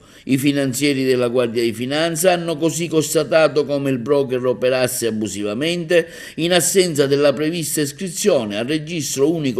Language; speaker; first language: Italian; native; Italian